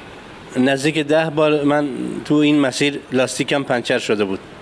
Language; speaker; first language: Persian; non-native, local second language; Kurdish